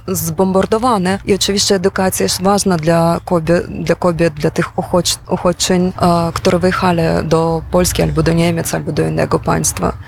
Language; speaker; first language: Polish; non-native, fluent; Ukrainian